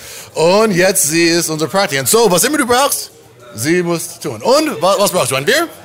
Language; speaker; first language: German; non-native, learner; English